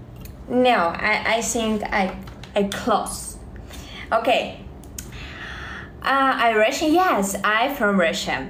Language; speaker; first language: English; non-native, learner; Russian